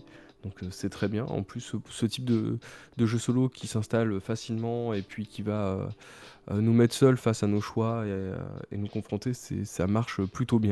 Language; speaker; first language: French; native; French